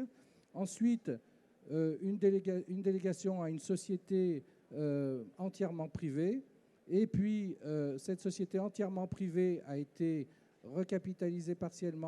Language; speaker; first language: French; native; French